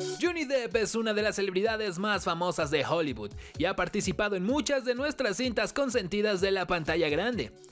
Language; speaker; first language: Spanish; native; Spanish